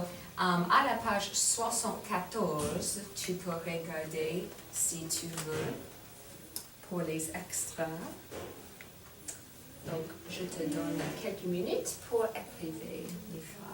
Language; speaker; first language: French; non-native, fluent; English